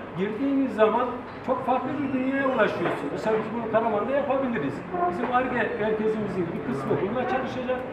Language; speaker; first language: Turkish; native; Turkish